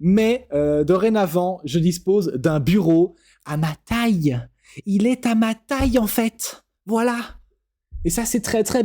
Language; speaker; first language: French; native; French